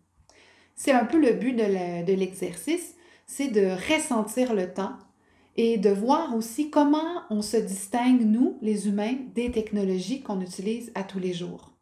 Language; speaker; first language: French; native; French